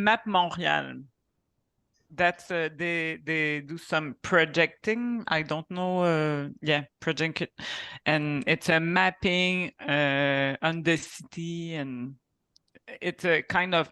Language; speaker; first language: English; non-native, local second language; French